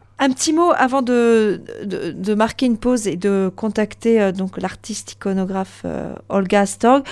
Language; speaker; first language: French; native; French